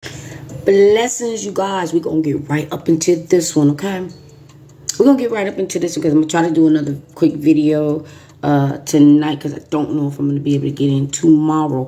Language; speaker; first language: English; native; English